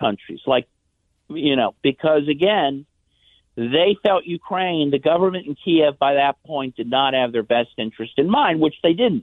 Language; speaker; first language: English; native; English